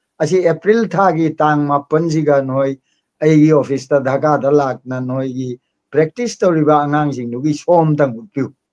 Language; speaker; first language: Manipuri; native; Manipuri